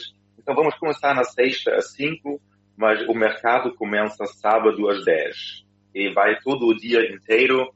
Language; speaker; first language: Portuguese; non-native, fluent; German